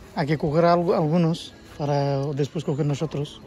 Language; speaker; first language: Spanish; non-native, learner; Bangla